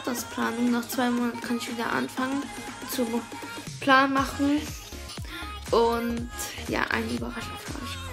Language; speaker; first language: German; early bilingual, other home language; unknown